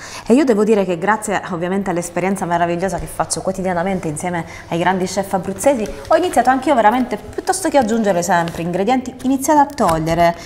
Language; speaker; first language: Italian; native; Italian